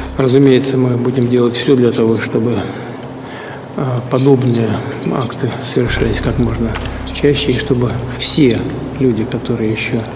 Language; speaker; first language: Russian; native; Russian